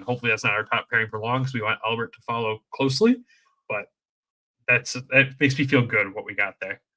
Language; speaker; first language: English; native; English